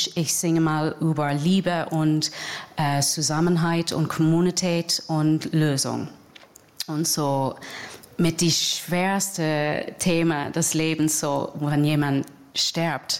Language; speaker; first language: German; non-native, fluent; English